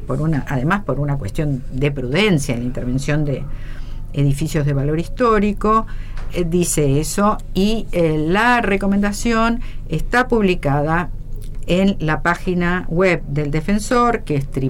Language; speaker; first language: Spanish; native; Spanish